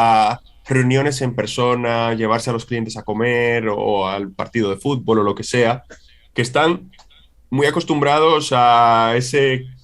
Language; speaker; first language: Spanish; native; Spanish